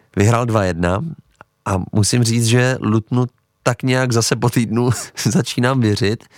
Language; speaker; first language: Czech; native; Czech